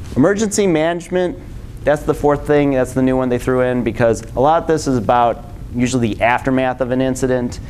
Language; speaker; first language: English; native; English